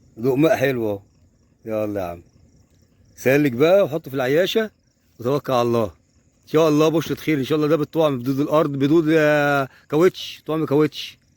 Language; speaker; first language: Egyptian Arabic; native; Egyptian Arabic